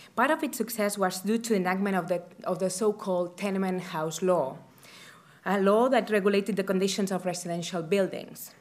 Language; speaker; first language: English; non-native, fluent; Spanish